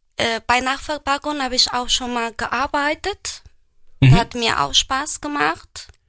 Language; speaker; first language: German; non-native, learner; Portuguese